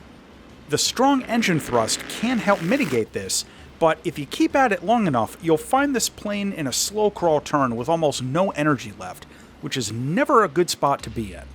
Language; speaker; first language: English; native; English